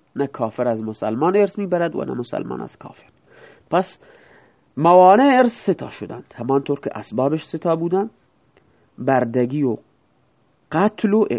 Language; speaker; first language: Persian; non-native, local second language; Baluchi